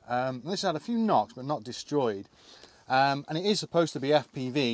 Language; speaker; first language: English; native; English